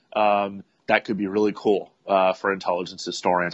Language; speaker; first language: English; native; English